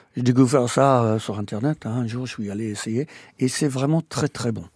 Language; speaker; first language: French; non-native, fluent; English